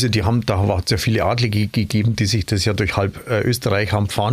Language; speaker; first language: German; native; German